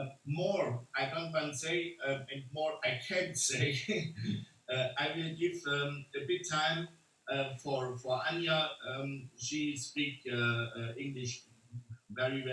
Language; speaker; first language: English; non-native, learner; German